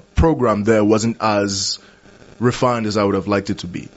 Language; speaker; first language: English; non-native, local second language; Yoruba